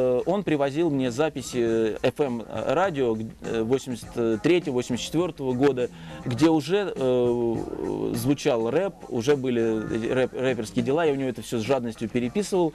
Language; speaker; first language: Russian; native; Russian